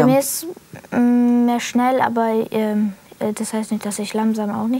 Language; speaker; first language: German; early bilingual, other home language; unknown